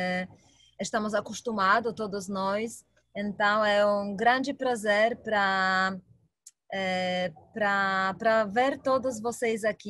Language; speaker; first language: Portuguese; non-native, fluent; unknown